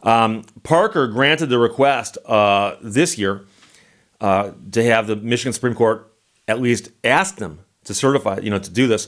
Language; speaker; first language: English; native; English